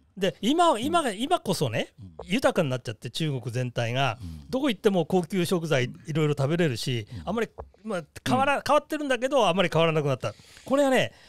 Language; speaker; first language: Japanese; native; Japanese